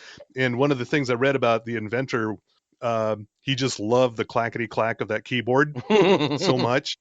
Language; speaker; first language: English; native; English